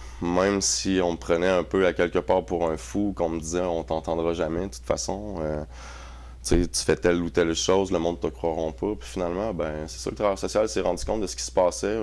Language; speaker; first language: French; native; French